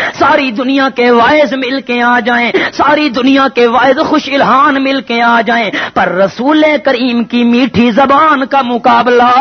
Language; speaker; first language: Urdu; non-native, local second language; Punjabi